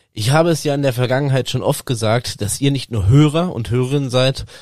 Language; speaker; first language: German; native; German